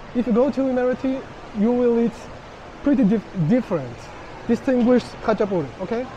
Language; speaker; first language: English; non-native, learner; Georgian